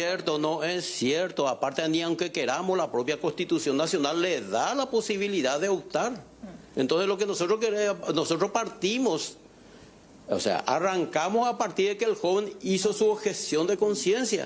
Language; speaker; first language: Spanish; native; Spanish